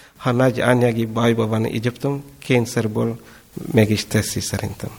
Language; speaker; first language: Hungarian; non-native, fluent; Kannada